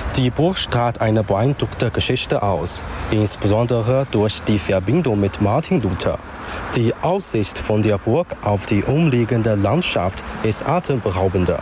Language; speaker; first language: German; non-native, learner; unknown